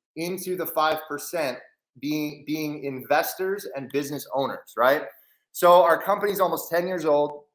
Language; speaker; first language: English; native; English